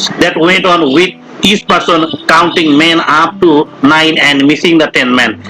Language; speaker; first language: English; non-native, local second language; Bangla